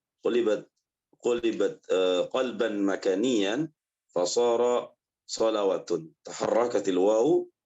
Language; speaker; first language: Arabic; non-native, fluent; Indonesian